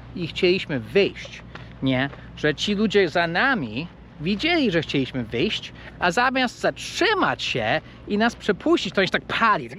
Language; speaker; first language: Polish; non-native, fluent; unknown